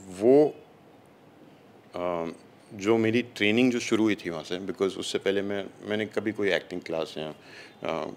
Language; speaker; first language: Hindi; native; Hindi